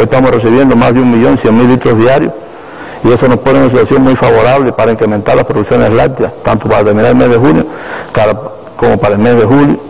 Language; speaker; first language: Spanish; native; Spanish